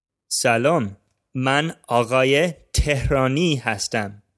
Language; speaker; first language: Persian; non-native, learner; English